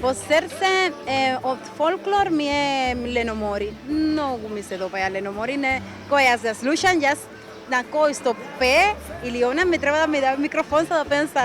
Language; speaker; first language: Macedonian; non-native, learner; Spanish